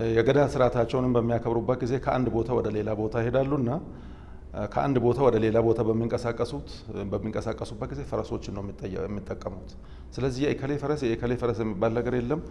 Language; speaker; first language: Amharic; non-native, local second language; Oromo